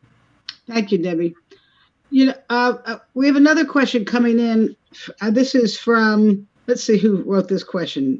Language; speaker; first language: English; native; English